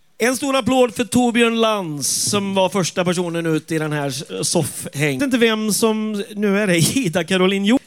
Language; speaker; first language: Swedish; native; Swedish